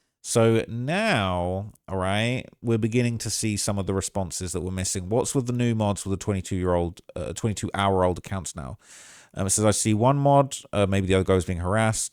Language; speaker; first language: English; native; English